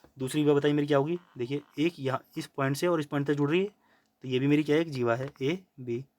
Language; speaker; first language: Hindi; native; Hindi